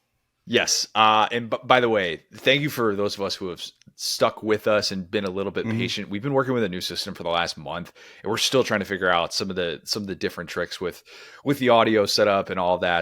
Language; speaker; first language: English; native; English